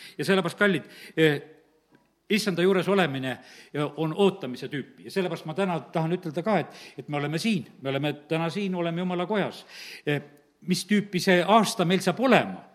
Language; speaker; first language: Estonian; native; Estonian